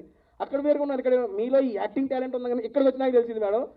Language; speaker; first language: Telugu; native; Telugu